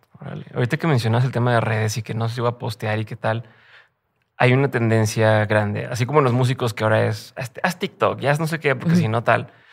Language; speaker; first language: Spanish; native; Spanish